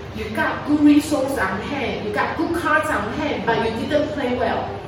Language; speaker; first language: English; non-native, fluent; Chinese